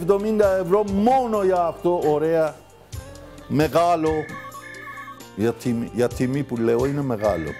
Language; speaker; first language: Greek; non-native, fluent; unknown